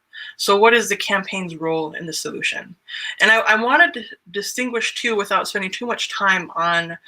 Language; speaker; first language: English; native; English